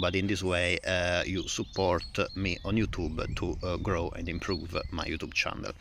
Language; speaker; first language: English; non-native, fluent; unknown